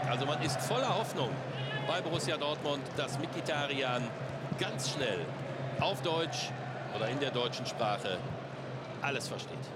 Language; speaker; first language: German; native; German